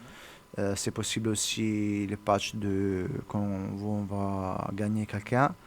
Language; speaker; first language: French; non-native, learner; Italian